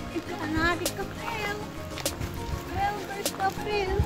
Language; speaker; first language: Dutch; non-native, learner; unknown